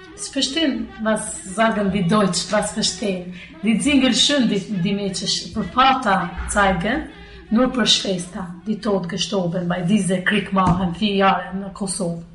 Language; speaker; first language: German; non-native, learner; Albanian